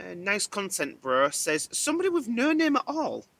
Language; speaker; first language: English; native; English